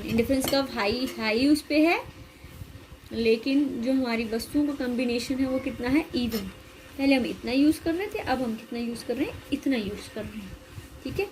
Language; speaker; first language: Hindi; native; Hindi